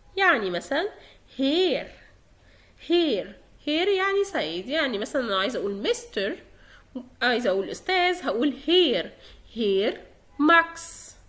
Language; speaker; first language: Egyptian Arabic; native; Egyptian Arabic